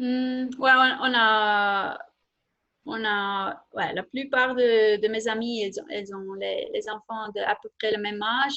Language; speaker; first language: French; non-native, fluent; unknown